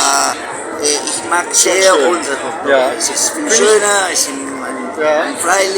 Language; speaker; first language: German; early bilingual, heritage; Spanish